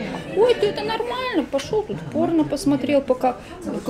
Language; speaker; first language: Russian; native; Russian